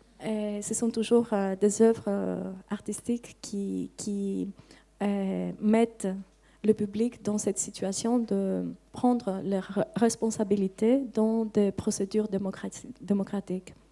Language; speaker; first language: French; non-native, fluent; Greek